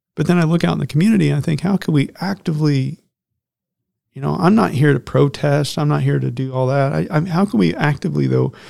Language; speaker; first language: English; native; English